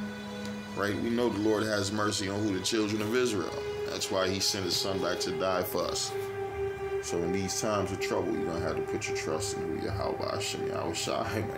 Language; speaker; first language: English; native; English